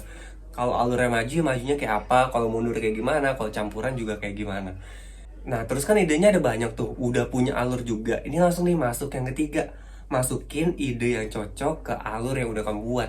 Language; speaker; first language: Indonesian; native; Indonesian